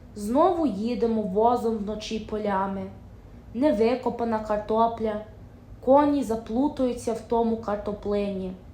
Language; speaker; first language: Ukrainian; early bilingual, heritage; Ukrainian